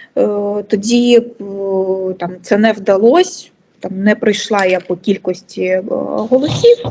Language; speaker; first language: Ukrainian; non-native, local second language; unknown